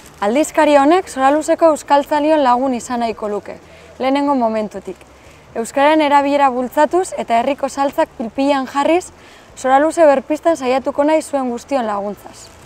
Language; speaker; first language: Basque; native; Basque